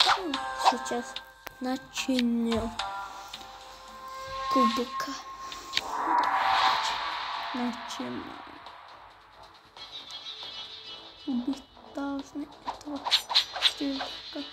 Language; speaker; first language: Russian; non-native, learner; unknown